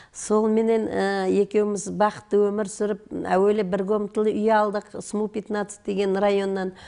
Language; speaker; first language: Kazakh; native; Kazakh